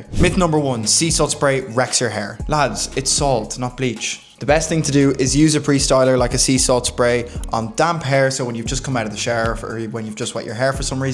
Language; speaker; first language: English; native; English